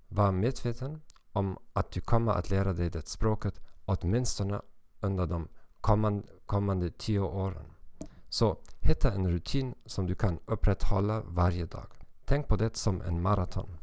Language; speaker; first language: Swedish; non-native, learner; German